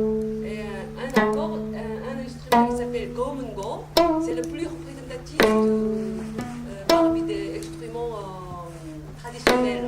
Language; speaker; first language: French; non-native, fluent; Korean